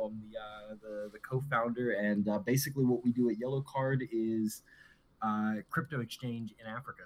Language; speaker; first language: English; native; English